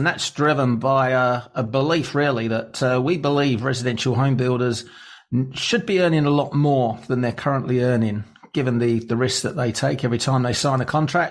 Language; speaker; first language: English; native; English